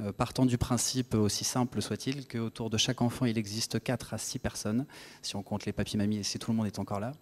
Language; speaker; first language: French; native; French